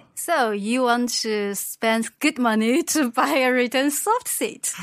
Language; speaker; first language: English; non-native, fluent; Chinese